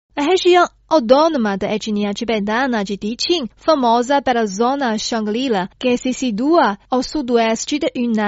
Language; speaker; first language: Portuguese; non-native, fluent; Chinese